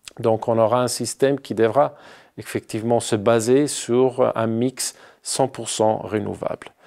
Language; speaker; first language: French; non-native, fluent; Italian